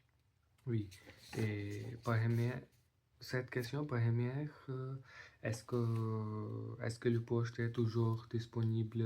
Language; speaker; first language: French; non-native, learner; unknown